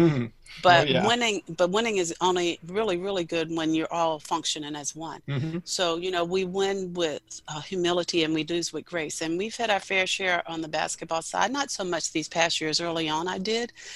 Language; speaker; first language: English; native; English